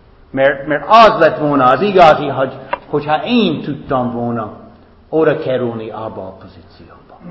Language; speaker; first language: Hungarian; non-native, fluent; English